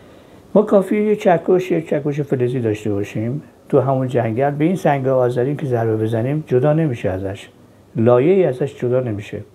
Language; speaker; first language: Persian; native; Persian